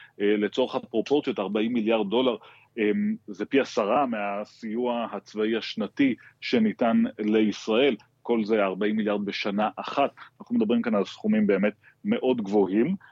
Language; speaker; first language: Hebrew; native; Hebrew